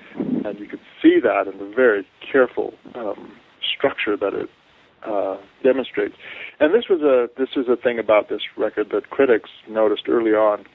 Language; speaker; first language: English; native; English